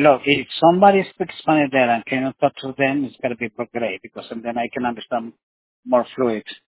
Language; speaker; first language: English; non-native, learner; Spanish